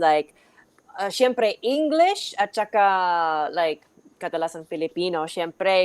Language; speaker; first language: Filipino; early bilingual, heritage; English